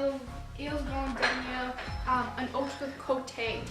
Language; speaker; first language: French; non-native, learner; English